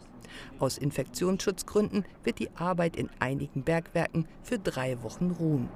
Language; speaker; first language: German; native; German